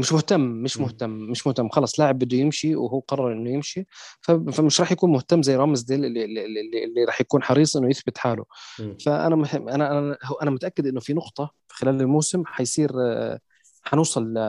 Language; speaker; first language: Arabic; native; Arabic